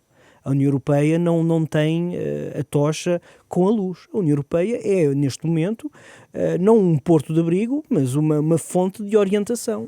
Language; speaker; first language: Portuguese; native; Portuguese